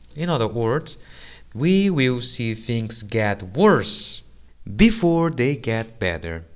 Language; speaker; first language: English; non-native, fluent; Portuguese